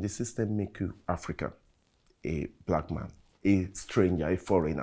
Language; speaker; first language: English; non-native, local second language; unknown